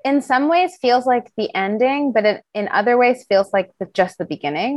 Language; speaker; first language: English; native; English